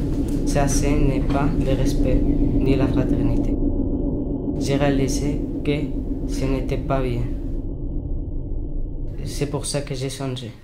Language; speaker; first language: French; non-native, learner; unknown